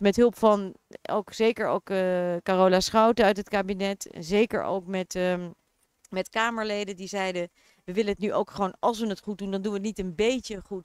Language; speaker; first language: Dutch; native; Dutch